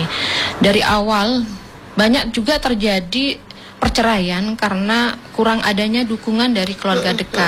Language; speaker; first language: Indonesian; native; Indonesian